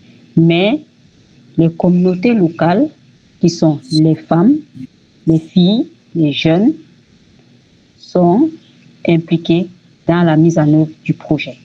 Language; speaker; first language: French; native; French